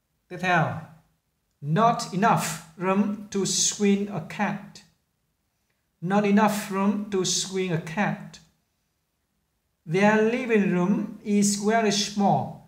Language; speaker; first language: English; non-native, fluent; Vietnamese